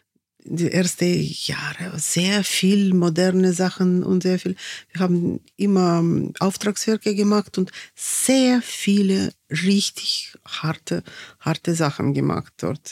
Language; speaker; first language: German; non-native, fluent; Russian